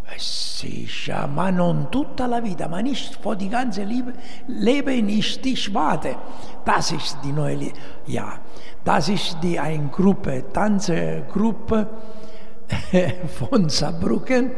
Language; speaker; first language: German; non-native, fluent; Italian